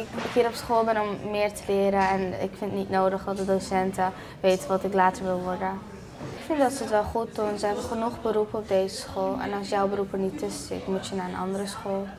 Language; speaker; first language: Dutch; non-native, local second language; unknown